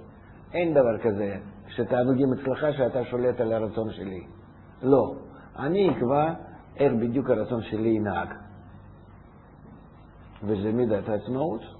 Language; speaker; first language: Hebrew; non-native, fluent; Russian